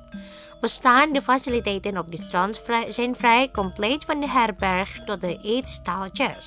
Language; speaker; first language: Dutch; non-native, fluent; Indonesian